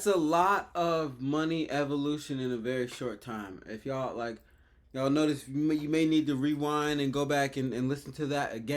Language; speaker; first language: English; native; English